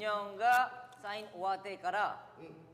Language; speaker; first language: Japanese; non-native, learner; Korean